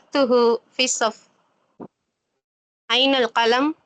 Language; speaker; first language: Arabic; non-native, learner; Tamil